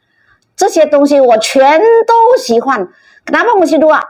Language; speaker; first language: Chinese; non-native, fluent; Indonesian